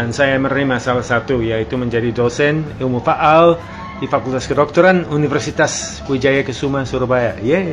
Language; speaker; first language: Indonesian; non-native, fluent; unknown